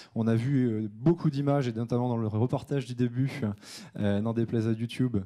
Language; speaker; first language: French; native; French